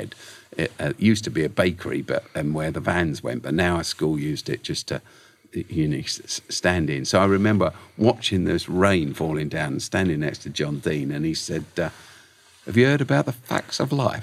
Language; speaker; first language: English; native; English